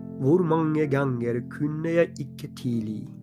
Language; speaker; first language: Norwegian; non-native, fluent; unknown